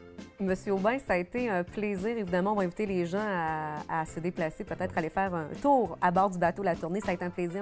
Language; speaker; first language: French; native; French